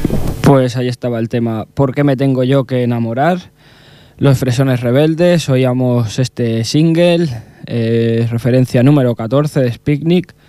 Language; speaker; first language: Spanish; native; Spanish